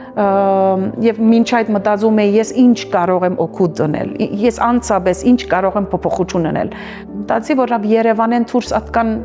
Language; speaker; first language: Armenian; early bilingual, heritage; Armenian